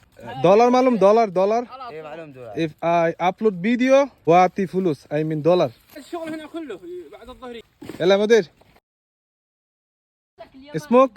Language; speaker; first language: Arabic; non-native, learner; Bangla